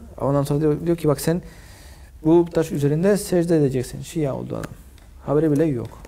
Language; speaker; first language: Turkish; non-native, fluent; Spanish